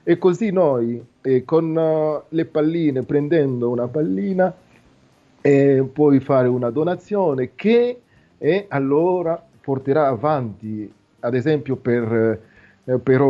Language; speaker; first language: Italian; non-native, fluent; Nande